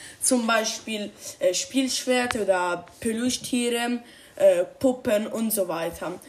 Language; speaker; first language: German; non-native, learner; Spanish